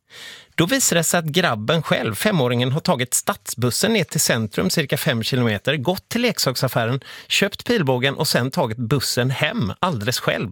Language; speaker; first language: Swedish; native; Swedish